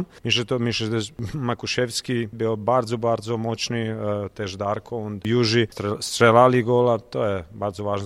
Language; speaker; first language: Polish; non-native, learner; Croatian